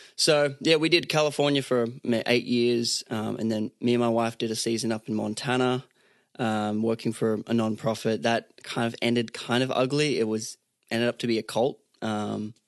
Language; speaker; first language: English; native; English